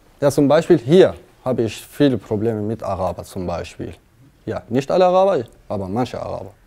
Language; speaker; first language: German; non-native, learner; Kurdish